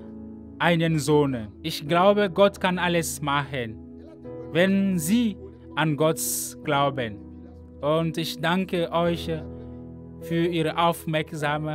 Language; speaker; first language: German; non-native, fluent; Ewe